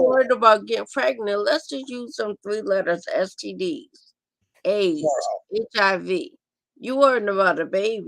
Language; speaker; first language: English; native; English